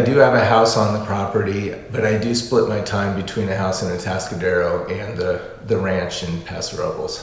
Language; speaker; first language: English; native; English